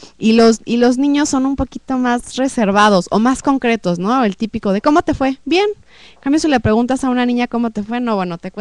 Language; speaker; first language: Spanish; native; Spanish